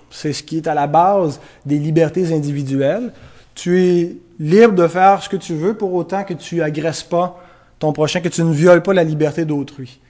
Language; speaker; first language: French; native; French